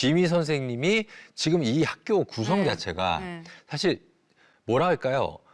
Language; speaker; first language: Korean; native; Korean